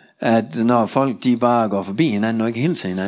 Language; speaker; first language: Danish; non-native, learner; Russian